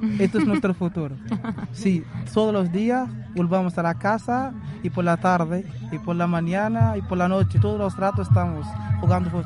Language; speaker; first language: Spanish; non-native, learner; Arabic